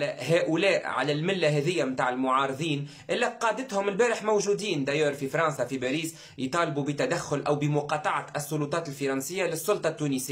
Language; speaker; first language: Arabic; native; Arabic